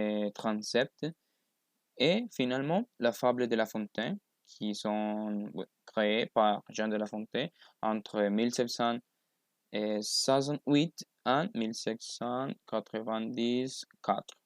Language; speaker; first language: French; non-native, learner; Spanish